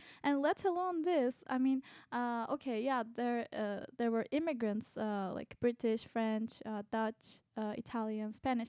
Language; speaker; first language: English; non-native, fluent; Turkish